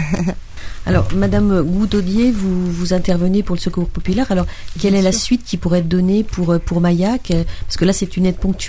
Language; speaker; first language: French; native; French